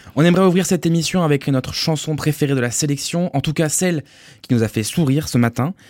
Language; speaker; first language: French; native; French